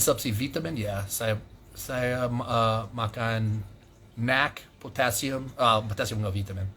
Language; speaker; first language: Indonesian; non-native, fluent; English